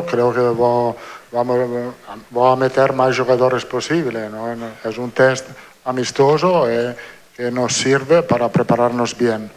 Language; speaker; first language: Portuguese; non-native, learner; Italian